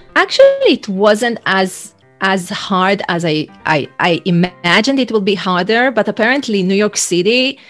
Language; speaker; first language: English; non-native, fluent; Hebrew